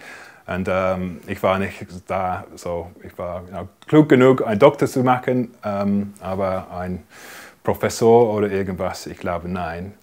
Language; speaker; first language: German; non-native, fluent; English